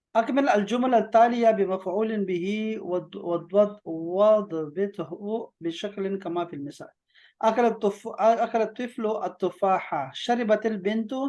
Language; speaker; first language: Arabic; non-native, fluent; Urdu